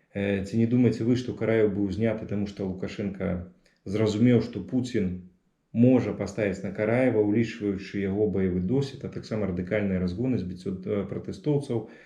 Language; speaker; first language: Belarusian; non-native, local second language; Russian